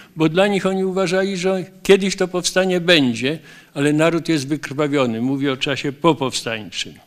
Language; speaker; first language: Polish; native; Polish